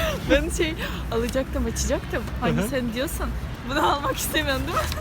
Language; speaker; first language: Turkish; non-native, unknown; Russian